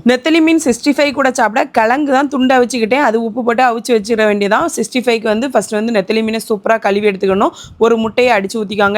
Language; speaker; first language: Tamil; native; Tamil